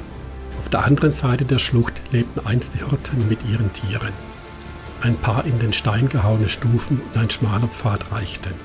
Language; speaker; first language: German; native; German